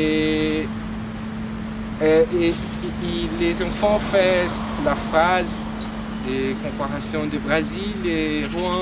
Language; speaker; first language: French; non-native, learner; Portuguese